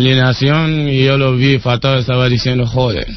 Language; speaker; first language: Spanish; non-native, learner; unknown